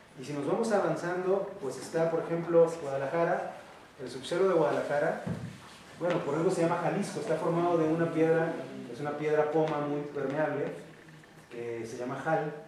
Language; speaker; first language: Spanish; native; Spanish